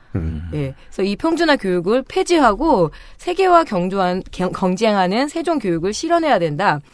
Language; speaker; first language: Korean; native; Korean